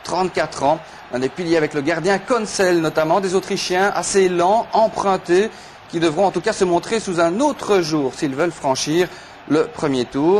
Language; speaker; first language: French; native; French